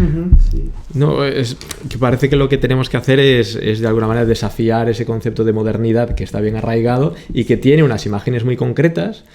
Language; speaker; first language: Spanish; native; Spanish